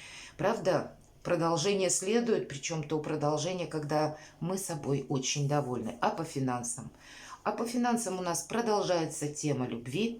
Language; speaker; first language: Russian; native; Russian